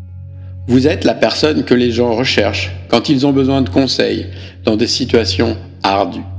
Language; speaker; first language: French; native; French